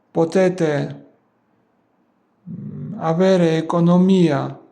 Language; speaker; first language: Italian; non-native, learner; Georgian